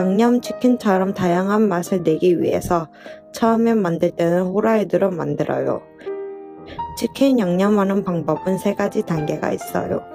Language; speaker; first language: Korean; non-native, learner; English